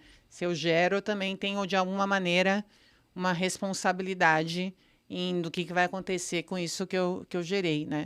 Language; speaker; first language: Portuguese; native; Portuguese